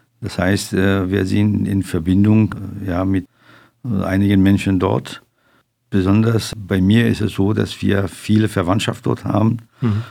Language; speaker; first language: German; non-native, fluent; Persian